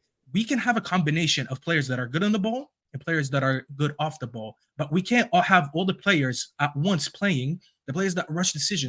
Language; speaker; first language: English; native; English